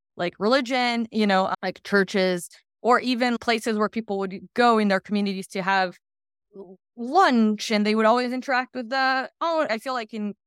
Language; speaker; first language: English; non-native, fluent; Portuguese